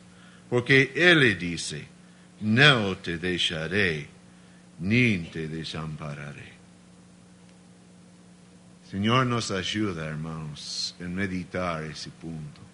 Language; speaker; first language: Spanish; non-native, learner; Portuguese